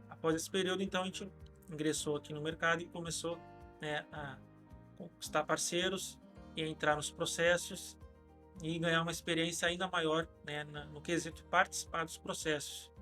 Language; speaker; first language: Portuguese; native; Portuguese